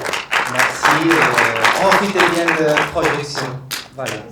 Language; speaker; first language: French; non-native, learner; Spanish